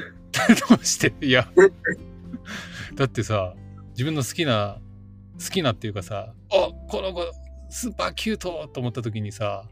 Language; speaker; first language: Japanese; native; Japanese